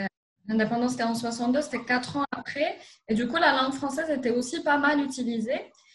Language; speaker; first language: French; non-native, local second language; Arabic